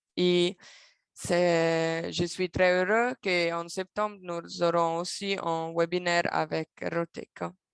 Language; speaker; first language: French; non-native, local second language; Italian